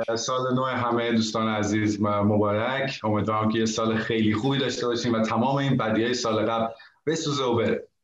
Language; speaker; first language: Persian; early bilingual, heritage; Persian